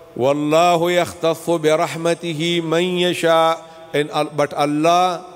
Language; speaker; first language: English; non-native, local second language; Urdu